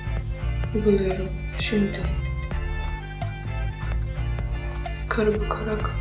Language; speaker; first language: Turkish; non-native, fluent; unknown